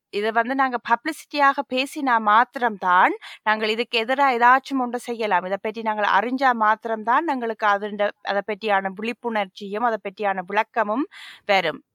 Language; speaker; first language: Tamil; early bilingual, heritage; Tamil